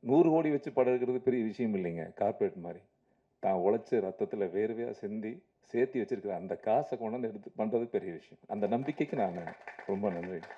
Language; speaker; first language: Tamil; native; Tamil